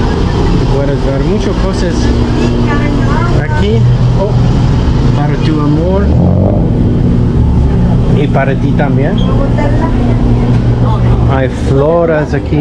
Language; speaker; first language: Spanish; non-native, learner; English